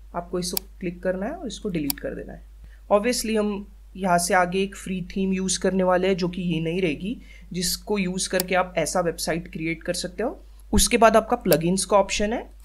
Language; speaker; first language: Hindi; native; Hindi